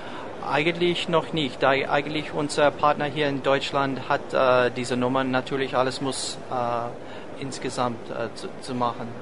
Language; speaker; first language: German; non-native, fluent; English